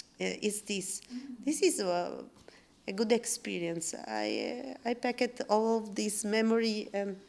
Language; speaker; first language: English; non-native, learner; Italian